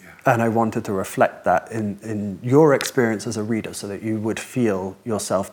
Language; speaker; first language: English; native; English